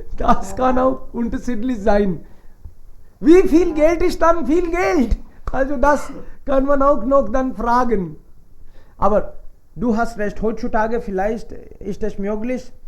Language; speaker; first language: German; non-native, fluent; Hindi